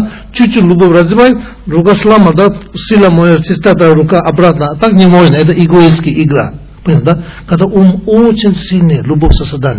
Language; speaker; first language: Russian; non-native, learner; Tibetan